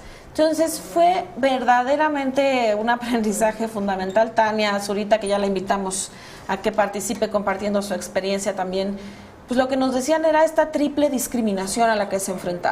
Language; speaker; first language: Spanish; native; Spanish